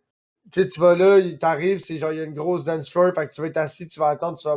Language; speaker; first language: French; native; French